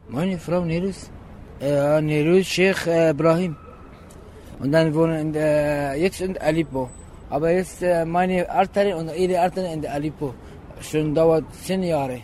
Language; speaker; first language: German; non-native, learner; Kurdish